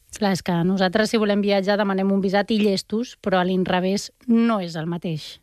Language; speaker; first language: Catalan; native; Catalan